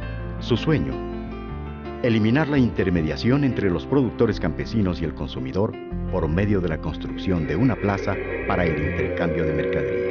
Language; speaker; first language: Spanish; native; Spanish